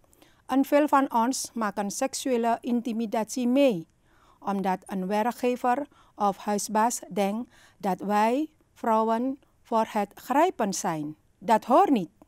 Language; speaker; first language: Dutch; non-native, learner; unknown